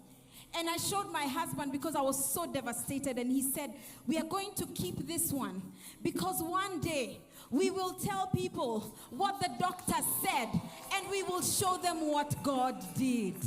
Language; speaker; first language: English; non-native, local second language; Swahili